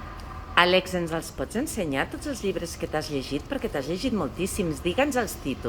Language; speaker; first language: Catalan; native; Catalan